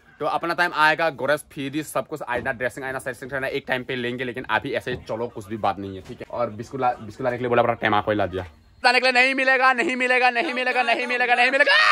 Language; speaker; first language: Hindi; non-native, local second language; Assamese